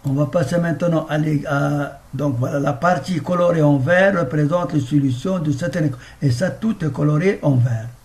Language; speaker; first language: French; non-native, local second language; Arabic